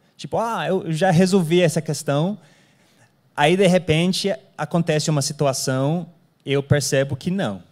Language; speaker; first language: Portuguese; non-native, fluent; English